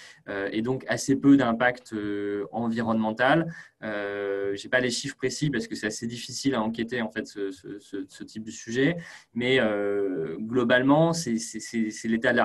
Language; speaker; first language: French; native; French